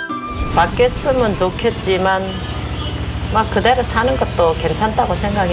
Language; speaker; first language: Korean; native; Korean